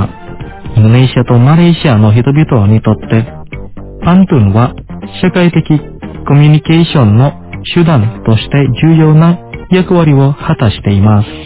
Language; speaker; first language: Japanese; non-native, fluent; Indonesian